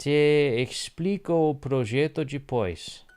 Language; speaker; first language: Portuguese; non-native, learner; English